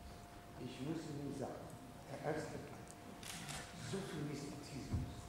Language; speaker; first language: German; non-native, fluent; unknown